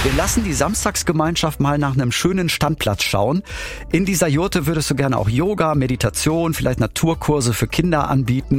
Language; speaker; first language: German; native; German